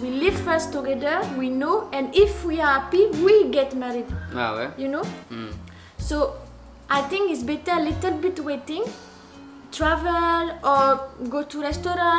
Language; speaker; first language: English; non-native, learner; French